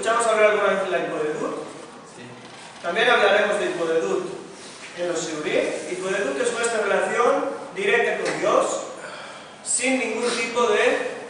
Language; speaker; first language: Spanish; non-native, fluent; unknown